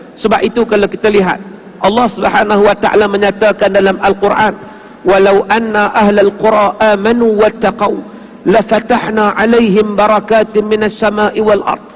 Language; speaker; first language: Malay; native; Malay